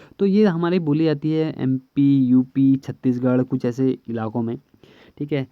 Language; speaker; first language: Hindi; native; Hindi